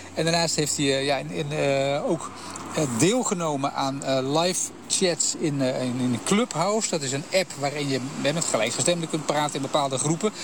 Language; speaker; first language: Dutch; native; Dutch